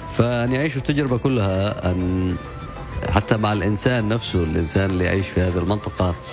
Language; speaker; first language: Arabic; non-native, local second language; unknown